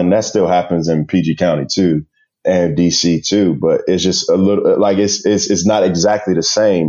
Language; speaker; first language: English; native; English